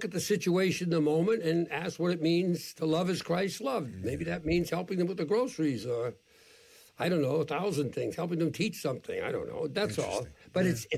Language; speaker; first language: English; native; English